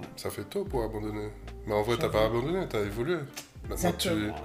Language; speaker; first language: French; native; French